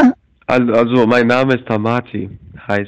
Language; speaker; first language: German; non-native, fluent; Arabic